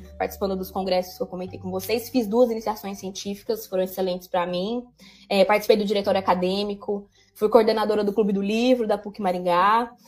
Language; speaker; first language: Portuguese; native; Portuguese